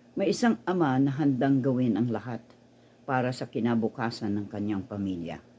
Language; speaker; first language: Filipino; native; Filipino